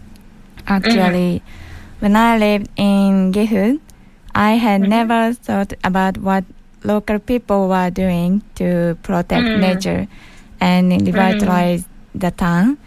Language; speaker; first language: English; non-native, learner; Japanese